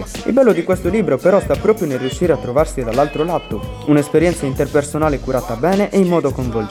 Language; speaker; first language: Italian; native; Italian